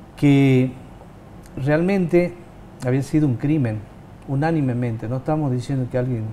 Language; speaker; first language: Spanish; native; Spanish